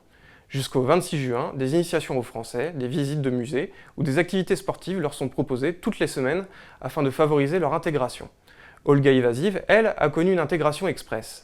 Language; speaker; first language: French; native; French